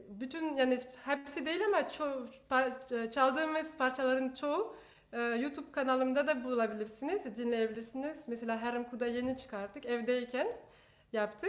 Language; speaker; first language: Turkish; non-native, fluent; French